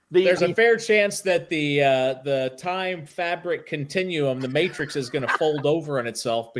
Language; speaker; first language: English; native; English